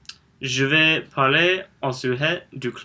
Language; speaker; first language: French; non-native, learner; English